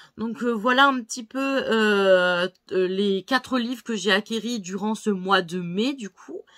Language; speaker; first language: French; native; French